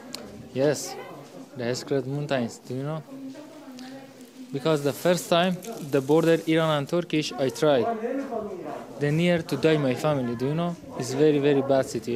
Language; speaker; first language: English; non-native, learner; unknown